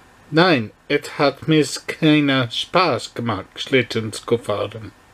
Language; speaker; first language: German; non-native, learner; English